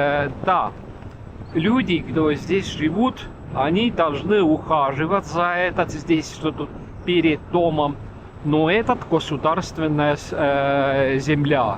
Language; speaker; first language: Russian; non-native, local second language; Estonian